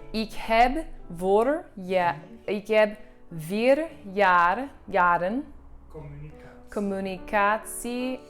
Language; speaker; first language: Dutch; non-native, learner; English